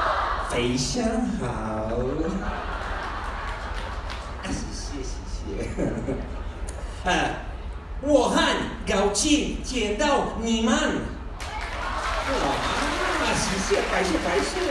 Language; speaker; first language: Chinese; non-native, learner; Czech